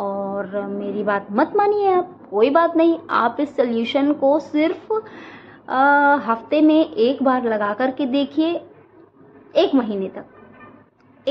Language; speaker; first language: Hindi; native; Hindi